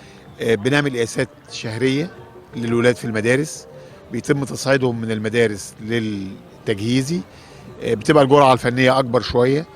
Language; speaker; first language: Arabic; native; Arabic